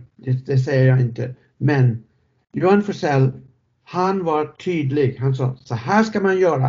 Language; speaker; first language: Swedish; non-native, fluent; English